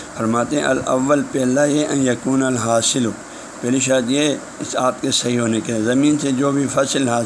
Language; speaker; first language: Urdu; non-native, local second language; Balti